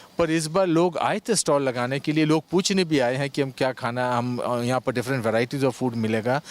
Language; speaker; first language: Hindi; non-native, local second language; Bangla